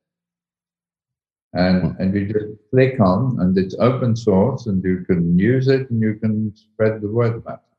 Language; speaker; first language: English; native; English